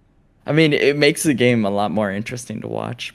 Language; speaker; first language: English; native; English